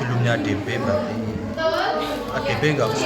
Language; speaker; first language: Indonesian; native; Indonesian